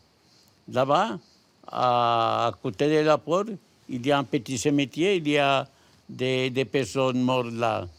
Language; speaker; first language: French; non-native, learner; Spanish